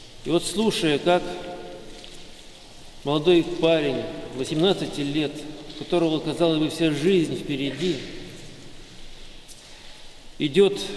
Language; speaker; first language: Russian; native; Russian